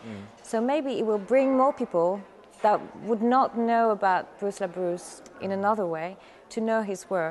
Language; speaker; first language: English; non-native, fluent; French